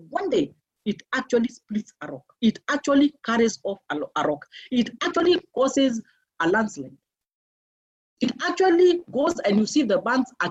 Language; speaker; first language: English; non-native, local second language; Meru